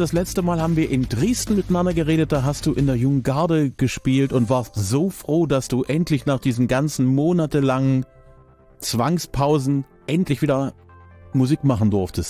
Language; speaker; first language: German; native; German